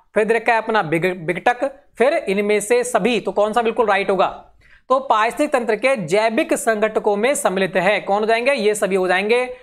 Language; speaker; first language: Hindi; native; Hindi